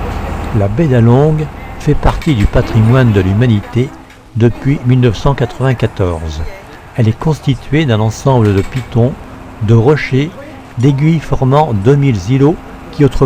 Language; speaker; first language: French; native; French